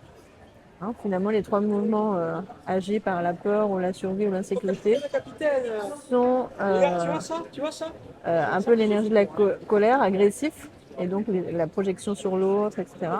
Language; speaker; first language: French; native; French